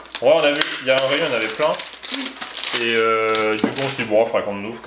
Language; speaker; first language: French; native; French